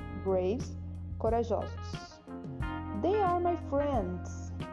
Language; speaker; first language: English; non-native, fluent; Portuguese